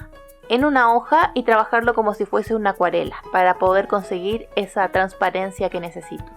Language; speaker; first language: Spanish; native; Spanish